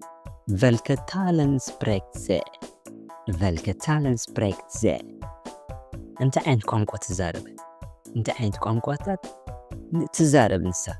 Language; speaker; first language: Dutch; non-native, fluent; Tigrinya